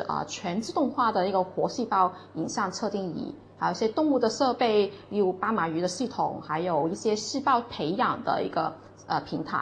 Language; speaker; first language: Chinese; non-native, local second language; Cantonese